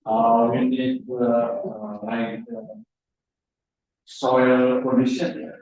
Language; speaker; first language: English; non-native, learner; Indonesian